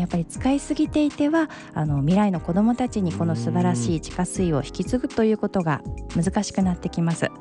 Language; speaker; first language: Japanese; native; Japanese